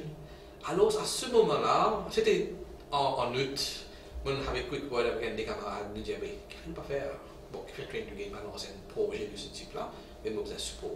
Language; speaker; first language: French; non-native, local second language; Morisyen